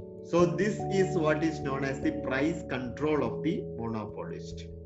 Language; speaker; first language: English; non-native, local second language; Malayalam